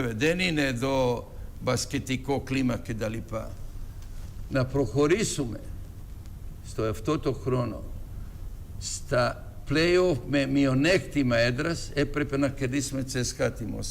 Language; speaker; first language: Greek; non-native, fluent; Serbian